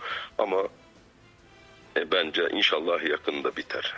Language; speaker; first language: Turkish; non-native, fluent; Arabic